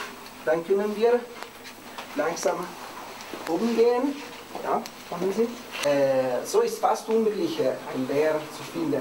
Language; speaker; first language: German; non-native, learner; Italian